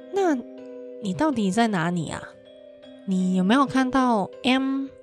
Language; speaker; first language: Chinese; non-native, fluent; Cantonese